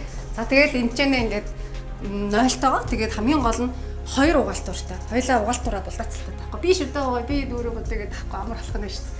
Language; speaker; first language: Mongolian; native; Mongolian